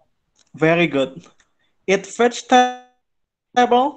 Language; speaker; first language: English; non-native, fluent; Indonesian